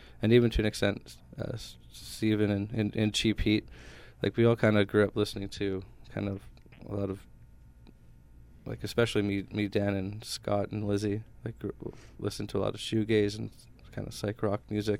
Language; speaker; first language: English; native; English